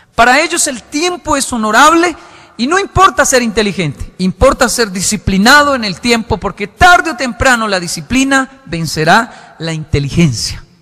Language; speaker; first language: Spanish; non-native, fluent; Japanese